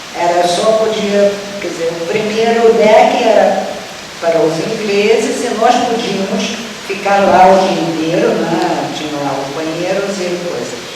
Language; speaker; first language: Portuguese; early bilingual, other home language; Russian